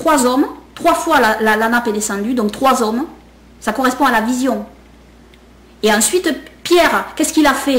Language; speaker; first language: French; native; French